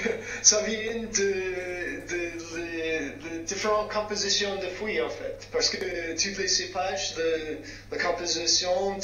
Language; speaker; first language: French; non-native, fluent; English